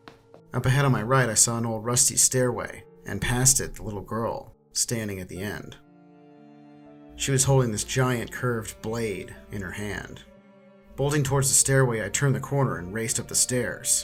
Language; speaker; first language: English; native; English